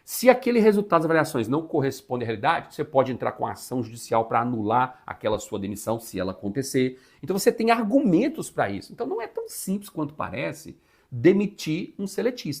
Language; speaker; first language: Portuguese; native; Portuguese